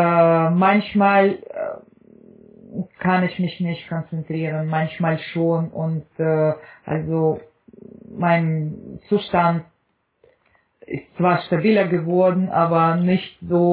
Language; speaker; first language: German; non-native, fluent; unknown